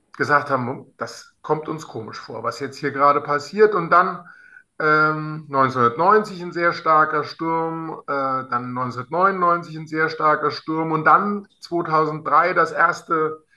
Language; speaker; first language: German; native; German